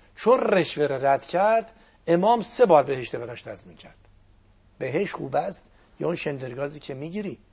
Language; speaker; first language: Persian; non-native, local second language; Azerbaijani